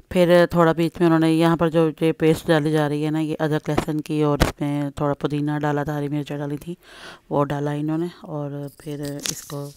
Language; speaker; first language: Urdu; native; Urdu